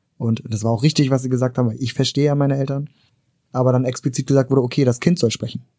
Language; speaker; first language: German; early bilingual, other home language; Turkish